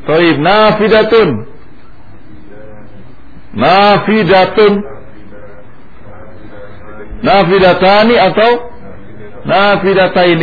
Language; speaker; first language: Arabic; non-native, learner; Indonesian